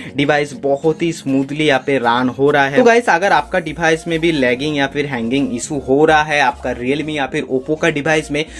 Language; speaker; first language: Hindi; non-native, local second language; Bangla